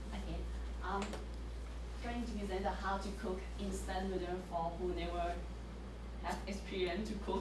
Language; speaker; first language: English; non-native, learner; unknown